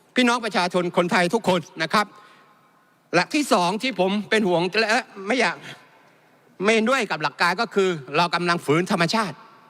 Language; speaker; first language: Thai; non-native, local second language; Malay